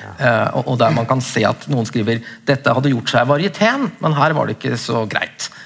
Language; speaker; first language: Norwegian; native; Norwegian